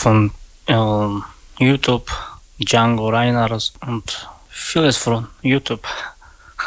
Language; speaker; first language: German; non-native, learner; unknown